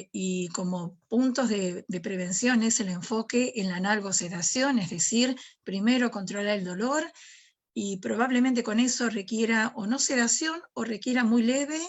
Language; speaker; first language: Spanish; native; Spanish